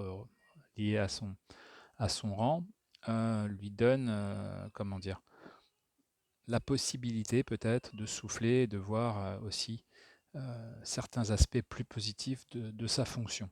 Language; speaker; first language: French; native; French